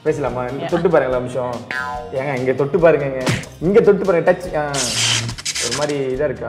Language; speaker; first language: Tamil; native; Tamil